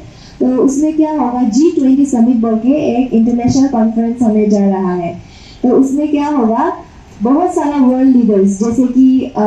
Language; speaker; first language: Hindi; non-native, local second language; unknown